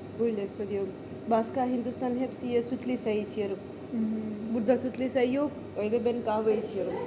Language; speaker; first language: Turkish; non-native, learner; Gujarati